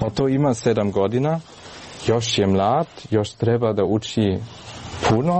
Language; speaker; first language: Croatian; early bilingual, heritage; German